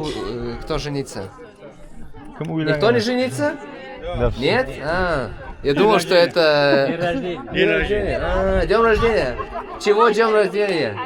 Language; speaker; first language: Russian; non-native, learner; Lithuanian